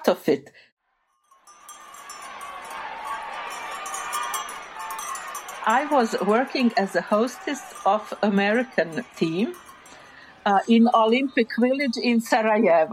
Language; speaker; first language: English; non-native, fluent; Bosnian